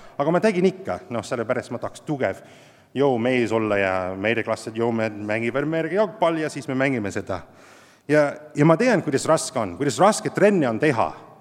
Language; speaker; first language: Estonian; non-native, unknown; English